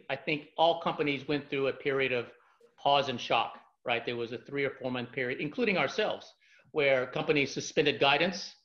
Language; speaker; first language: English; native; English